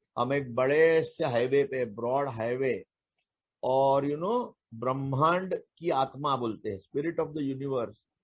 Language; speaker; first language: Hindi; non-native, local second language; Marathi